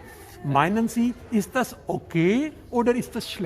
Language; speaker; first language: German; non-native, learner; Urdu